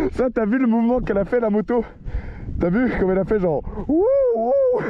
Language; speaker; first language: French; native; French